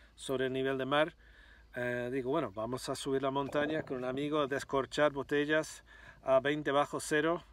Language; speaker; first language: Spanish; non-native, fluent; English